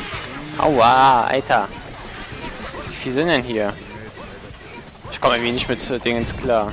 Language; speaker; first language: German; native; German